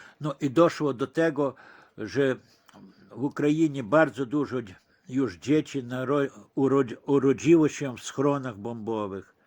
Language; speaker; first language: Polish; early bilingual, heritage; Polish